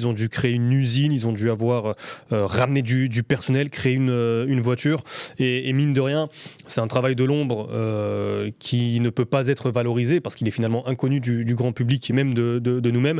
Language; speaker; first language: French; native; French